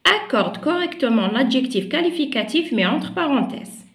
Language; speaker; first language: French; non-native, local second language; Arabic